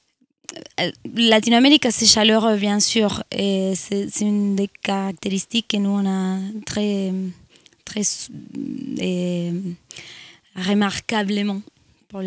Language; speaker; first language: French; non-native, fluent; Spanish